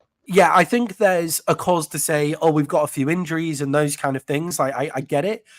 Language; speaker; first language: English; native; English